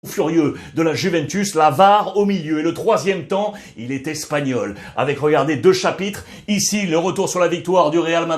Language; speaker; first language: French; native; French